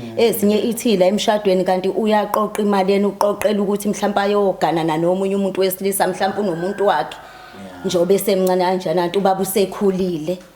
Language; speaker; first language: Zulu; native; Zulu